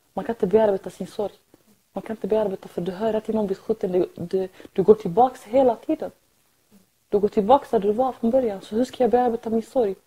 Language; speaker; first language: Swedish; early bilingual, other home language; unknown